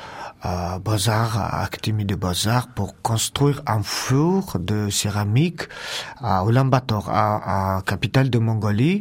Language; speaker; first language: French; non-native, learner; Mongolian